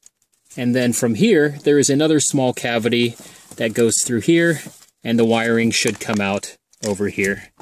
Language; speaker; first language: English; native; English